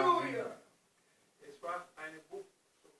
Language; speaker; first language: German; non-native, learner; Romanian